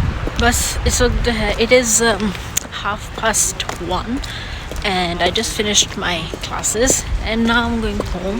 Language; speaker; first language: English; non-native, local second language; Urdu